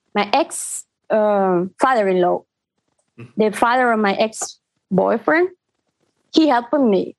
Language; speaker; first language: German; non-native, learner; Spanish